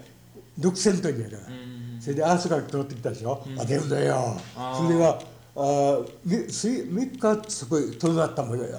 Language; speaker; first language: Japanese; native; Japanese